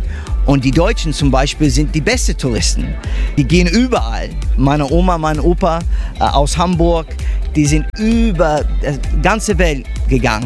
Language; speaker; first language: German; non-native, fluent; English